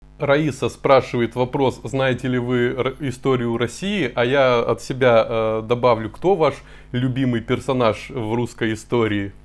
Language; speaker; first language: Russian; native; Russian